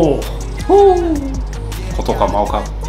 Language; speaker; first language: Thai; non-native, fluent; Korean